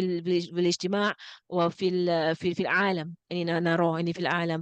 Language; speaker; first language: Arabic; non-native, fluent; English